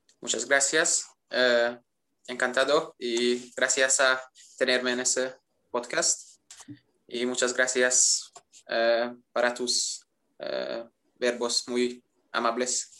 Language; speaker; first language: Spanish; non-native, learner; Hungarian